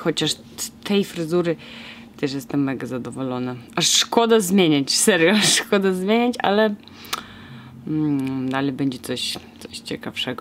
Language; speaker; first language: Polish; non-native, fluent; Russian